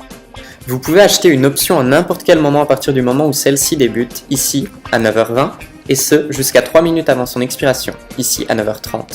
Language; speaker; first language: French; native; French